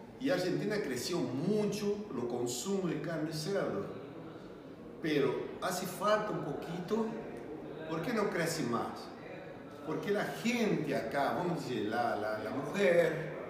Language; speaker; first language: Spanish; non-native, learner; Portuguese